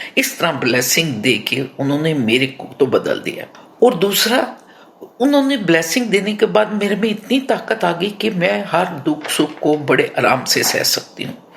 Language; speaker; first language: Hindi; non-native, local second language; Punjabi